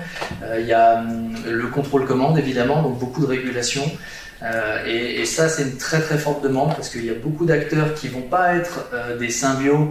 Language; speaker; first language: French; native; French